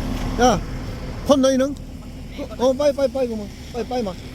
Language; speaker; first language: Korean; native; Korean